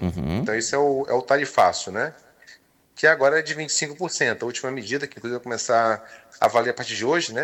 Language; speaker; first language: Portuguese; native; Portuguese